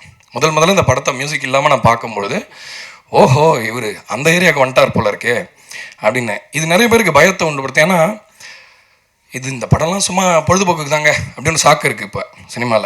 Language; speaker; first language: Tamil; native; Tamil